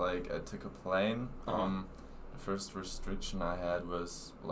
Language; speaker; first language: English; non-native, fluent; German